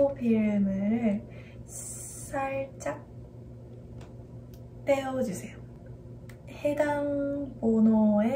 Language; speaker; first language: Korean; non-native, fluent; Japanese